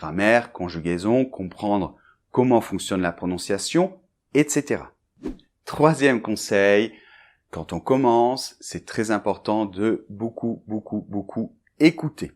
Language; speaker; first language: French; native; French